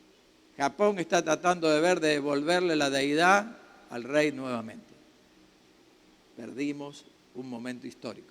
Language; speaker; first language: Spanish; native; Spanish